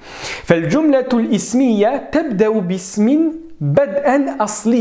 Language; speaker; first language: Arabic; non-native, fluent; French